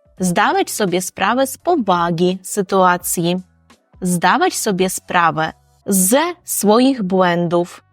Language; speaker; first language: Polish; non-native, fluent; Ukrainian